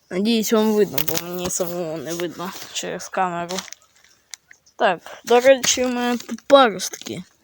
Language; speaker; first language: Ukrainian; non-native, local second language; Russian